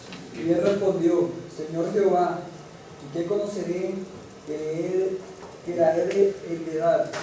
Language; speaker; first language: Spanish; native; Spanish